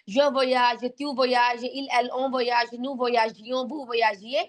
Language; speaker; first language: French; non-native, fluent; Punjabi